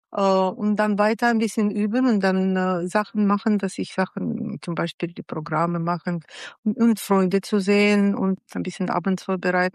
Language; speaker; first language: German; non-native, fluent; Russian